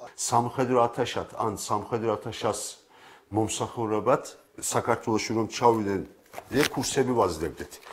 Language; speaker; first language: Georgian; early bilingual, heritage; Georgian